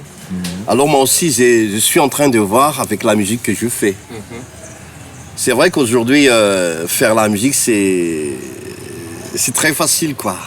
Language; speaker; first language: French; non-native, local second language; Malagasy